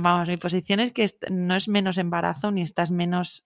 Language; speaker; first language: Spanish; native; Spanish